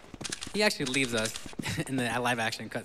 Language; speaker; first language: English; native; English